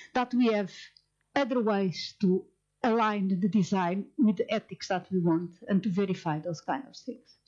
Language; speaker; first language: English; non-native, fluent; Portuguese